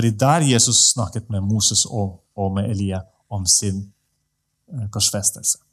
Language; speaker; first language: Norwegian; non-native, fluent; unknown